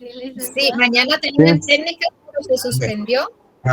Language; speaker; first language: Spanish; native; Spanish